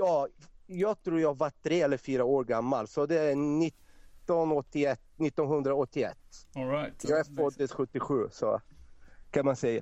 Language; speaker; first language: Swedish; non-native, fluent; Portuguese